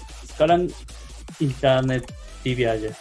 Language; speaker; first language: Indonesian; non-native, learner; Japanese